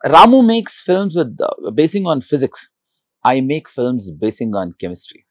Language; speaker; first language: English; non-native, local second language; Telugu